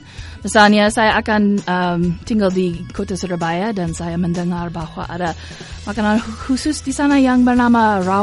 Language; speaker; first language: Indonesian; non-native, fluent; English